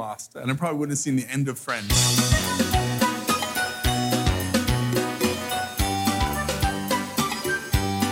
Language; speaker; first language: English; native; English